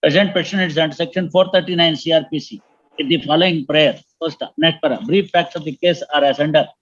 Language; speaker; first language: English; non-native, local second language; Kannada